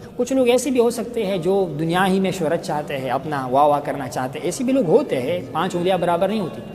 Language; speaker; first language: Urdu; non-native, local second language; Pashto